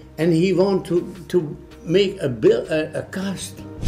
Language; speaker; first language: English; non-native, learner; Dutch